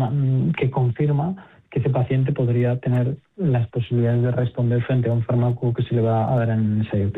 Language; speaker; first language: Spanish; native; Spanish